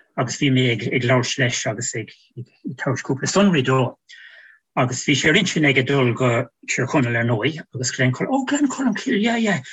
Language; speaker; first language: Irish; native; Irish